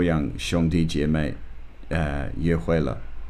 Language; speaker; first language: Chinese; non-native, fluent; English